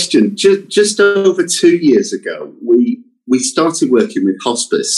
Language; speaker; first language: English; native; English